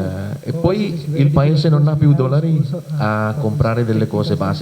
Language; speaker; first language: Italian; non-native, fluent; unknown